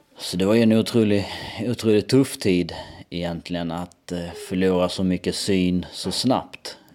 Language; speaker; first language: Swedish; early bilingual, other home language; Albanian